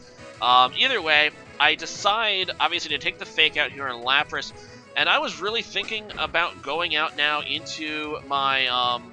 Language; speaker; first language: English; native; English